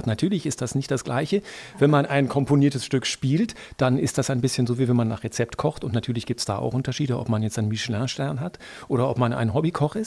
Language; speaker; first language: German; native; German